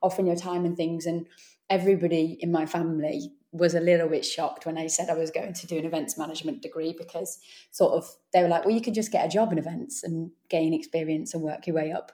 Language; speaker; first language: English; native; English